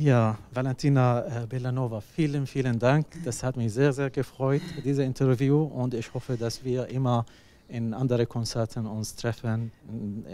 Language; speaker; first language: German; non-native, learner; Arabic